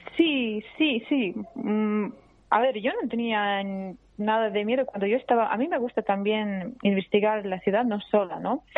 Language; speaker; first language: Spanish; non-native, fluent; Georgian